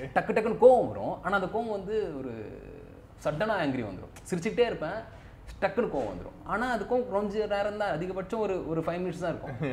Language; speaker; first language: Tamil; native; Tamil